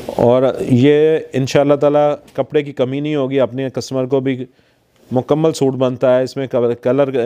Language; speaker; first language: Urdu; non-native, local second language; Punjabi